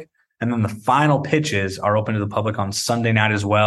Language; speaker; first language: English; native; English